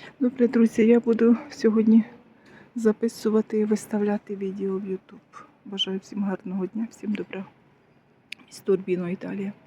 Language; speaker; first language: Ukrainian; native; Ukrainian